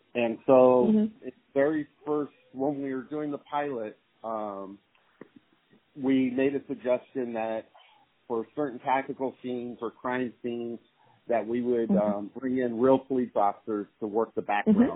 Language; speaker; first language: English; native; English